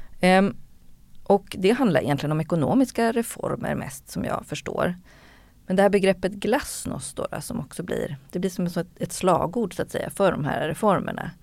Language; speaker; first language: Swedish; native; Swedish